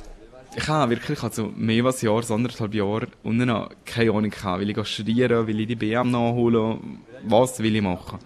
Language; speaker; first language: German; native; German